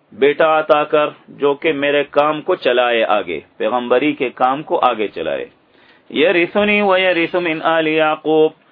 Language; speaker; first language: Urdu; native; Urdu